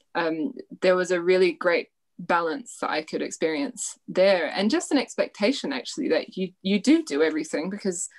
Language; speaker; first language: English; native; English